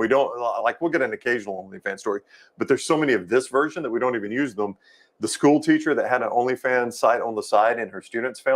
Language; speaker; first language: English; native; English